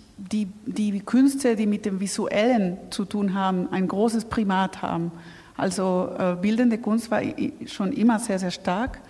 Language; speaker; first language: German; non-native, fluent; Spanish